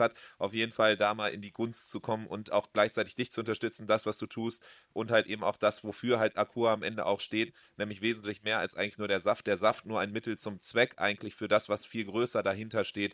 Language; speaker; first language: German; native; German